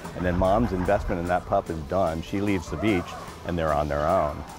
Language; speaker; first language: English; native; English